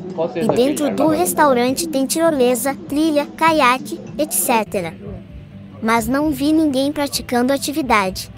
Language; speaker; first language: Portuguese; non-native, fluent; Korean